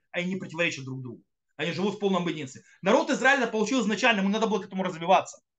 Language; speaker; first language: Russian; early bilingual, heritage; Russian